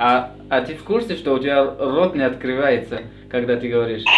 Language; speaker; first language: Russian; non-native, local second language; Tajik